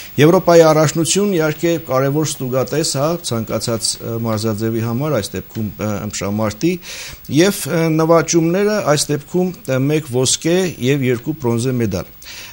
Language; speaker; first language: Armenian; native; Armenian